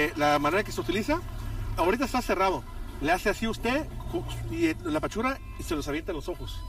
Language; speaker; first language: Spanish; early bilingual, heritage; Spanish